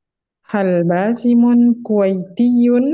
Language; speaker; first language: Arabic; non-native, learner; Indonesian